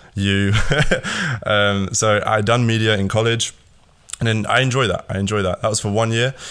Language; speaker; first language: English; early bilingual, other home language; Latvian